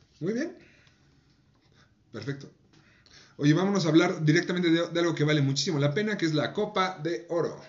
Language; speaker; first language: Spanish; native; Spanish